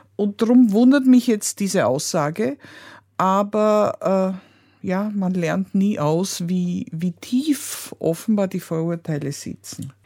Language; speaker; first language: German; native; German